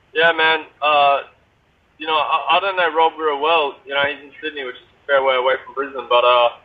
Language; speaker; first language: English; native; English